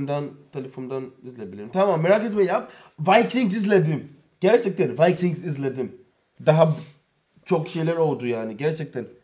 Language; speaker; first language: Turkish; non-native, learner; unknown